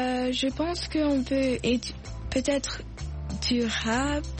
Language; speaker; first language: French; early bilingual, heritage; French